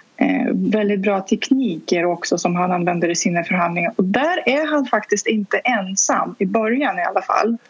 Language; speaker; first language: Swedish; non-native, fluent; Russian